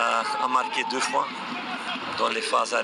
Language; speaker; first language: French; non-native, fluent; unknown